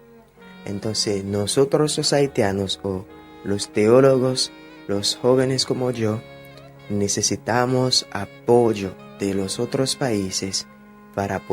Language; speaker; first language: Spanish; non-native, fluent; Haitian Creole